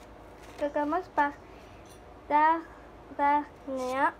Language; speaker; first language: French; native; French